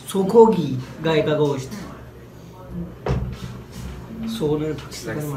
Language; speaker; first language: Korean; non-native, learner; Urdu